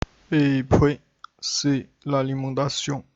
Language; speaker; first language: French; non-native, learner; Chinese